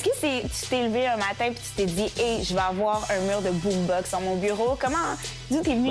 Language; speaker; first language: French; native; French